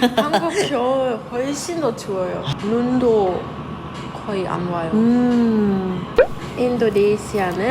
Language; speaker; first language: Korean; non-native, learner; German